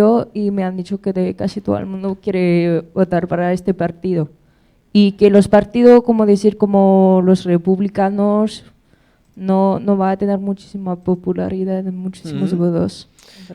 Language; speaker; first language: Spanish; non-native, fluent; French